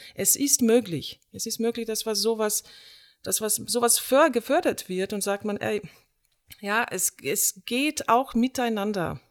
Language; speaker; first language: German; non-native, fluent; Slovenian